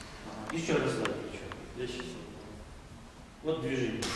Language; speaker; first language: Russian; native; Russian